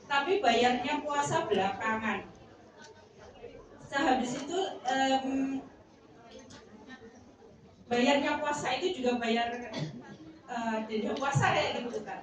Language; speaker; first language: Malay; non-native, local second language; Javanese